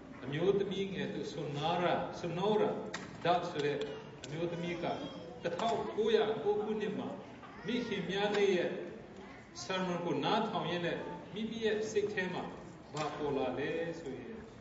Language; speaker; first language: English; non-native, fluent; Burmese